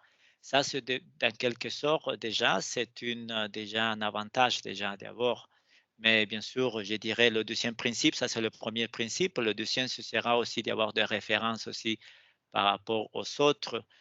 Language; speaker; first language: French; non-native, fluent; Spanish